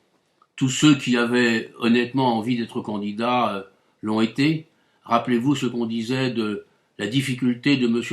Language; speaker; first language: French; native; French